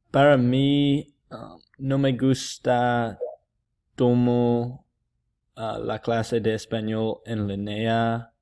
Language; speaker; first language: Spanish; non-native, learner; English